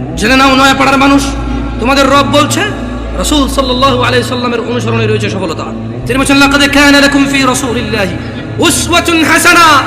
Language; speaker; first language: Bangla; early bilingual, heritage; Bangla